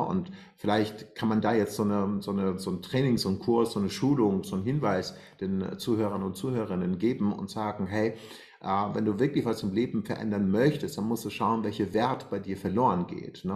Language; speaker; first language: German; non-native, fluent; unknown